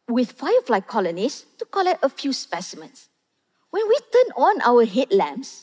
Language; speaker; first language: English; non-native, local second language; Malay